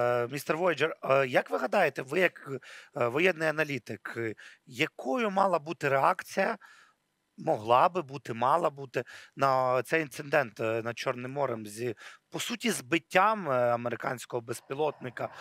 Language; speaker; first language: Ukrainian; native; Ukrainian